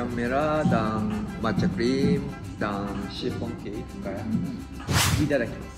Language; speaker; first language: Indonesian; non-native, fluent; Japanese